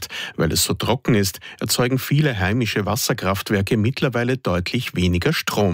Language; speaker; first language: German; native; German